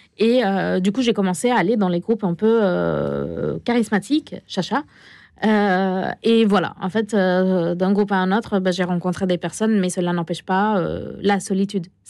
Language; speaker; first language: French; non-native, fluent; Arabic